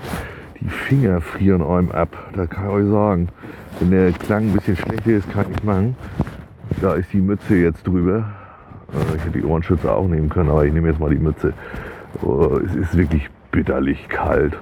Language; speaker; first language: German; native; German